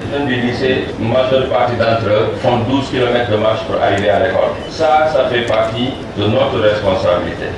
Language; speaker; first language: French; non-native, local second language; Wolof